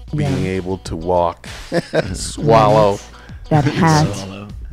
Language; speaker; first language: English; native; English